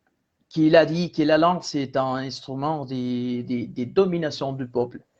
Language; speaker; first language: French; non-native, fluent; Spanish